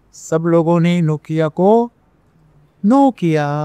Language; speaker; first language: Hindi; non-native, local second language; Marathi